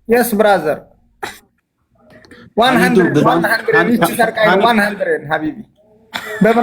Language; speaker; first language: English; non-native, learner; Amharic